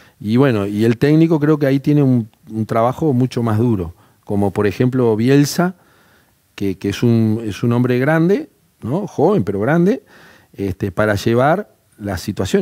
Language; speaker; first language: Spanish; native; Spanish